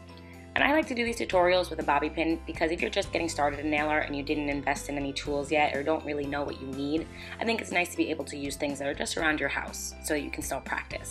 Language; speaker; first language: English; native; English